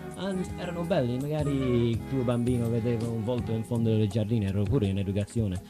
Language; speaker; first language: Italian; non-native, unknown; English